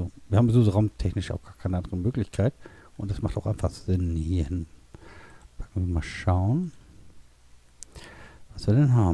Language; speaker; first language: German; native; German